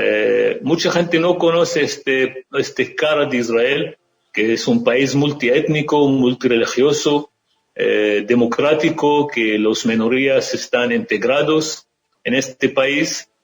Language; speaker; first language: Spanish; non-native, fluent; Arabic